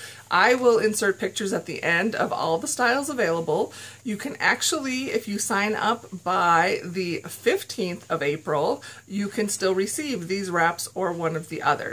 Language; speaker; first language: English; native; English